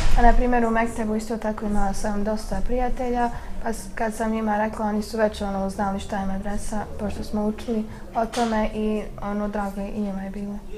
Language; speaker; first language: Serbian; early bilingual, heritage; Bosnian